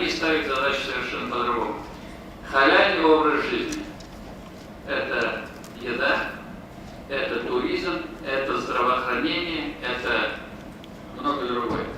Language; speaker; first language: Russian; non-native, local second language; Tatar